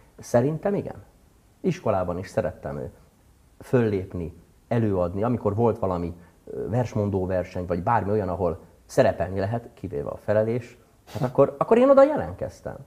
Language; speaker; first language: Hungarian; native; Hungarian